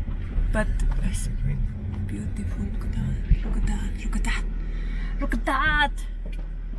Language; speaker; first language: English; non-native, fluent; Indonesian